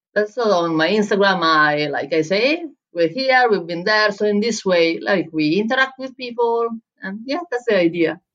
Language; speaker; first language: English; non-native, fluent; Italian